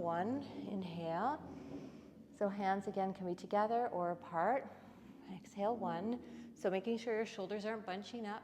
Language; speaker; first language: English; native; English